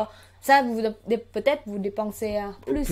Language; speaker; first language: French; non-native, learner; Khmer